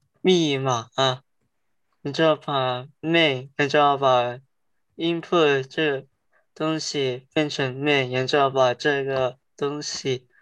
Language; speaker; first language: Chinese; early bilingual, heritage; Chinese